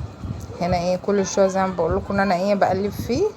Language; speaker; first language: Arabic; native; Arabic